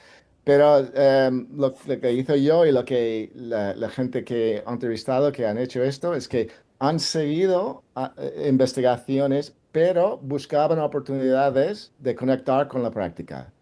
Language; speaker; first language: Spanish; non-native, fluent; English